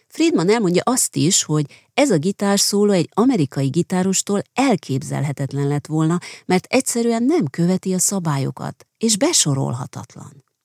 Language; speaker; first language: Hungarian; native; Hungarian